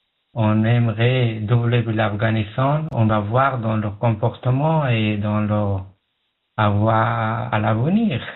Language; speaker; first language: French; non-native, learner; Pashto